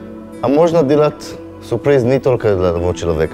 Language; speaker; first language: Russian; non-native, fluent; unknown